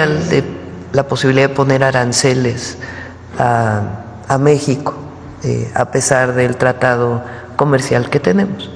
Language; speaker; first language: Spanish; native; Spanish